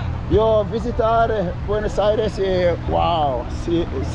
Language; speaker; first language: Spanish; non-native, learner; English